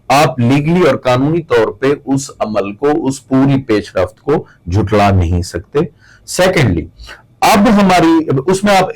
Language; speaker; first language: Urdu; non-native, local second language; Saraiki